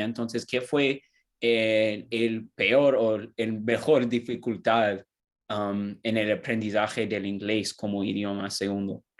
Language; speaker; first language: Spanish; non-native, learner; English